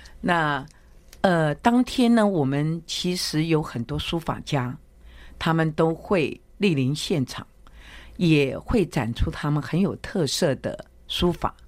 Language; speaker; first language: Chinese; native; Chinese